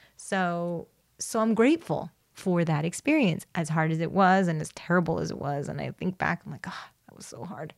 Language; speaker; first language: English; early bilingual, other home language; Spanish